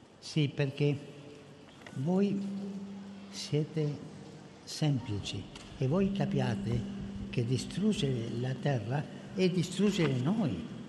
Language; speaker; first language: Italian; non-native, fluent; Spanish